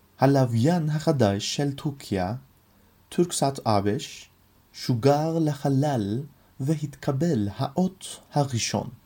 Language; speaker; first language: Hebrew; non-native, fluent; Turkish